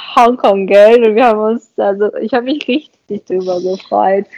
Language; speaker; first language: German; early bilingual, other home language; Vietnamese